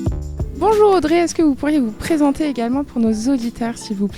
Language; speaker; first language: French; native; French